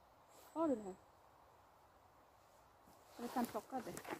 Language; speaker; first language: Swedish; non-native, learner; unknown